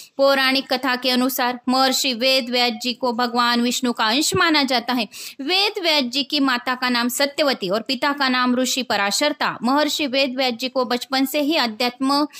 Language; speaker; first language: Hindi; non-native, local second language; Marathi